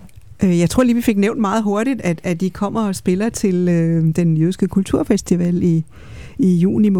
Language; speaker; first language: Danish; native; Danish